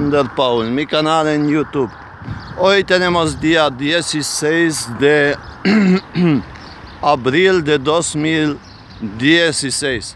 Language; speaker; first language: Spanish; non-native, fluent; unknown